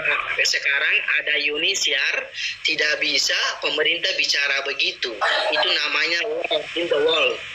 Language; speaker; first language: Indonesian; non-native, learner; Rohingya